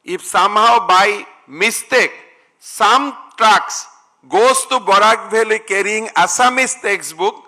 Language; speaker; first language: English; non-native, local second language; Assamese